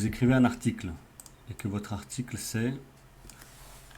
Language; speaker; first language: French; native; French